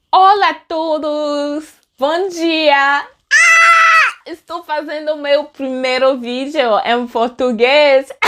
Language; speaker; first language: Portuguese; non-native, learner; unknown